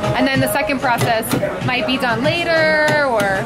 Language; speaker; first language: English; native; English